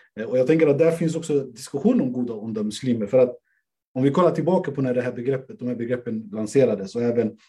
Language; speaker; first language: Swedish; native; Swedish